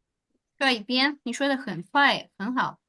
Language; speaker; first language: Chinese; non-native, fluent; Urdu